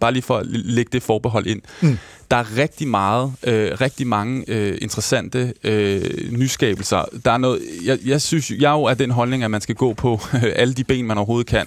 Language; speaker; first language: Danish; native; Danish